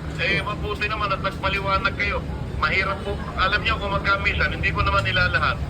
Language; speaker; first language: Filipino; native; Filipino